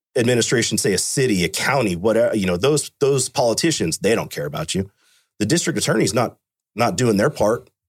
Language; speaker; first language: English; native; English